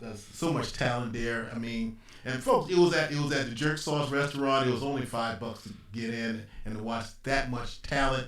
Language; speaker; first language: English; native; English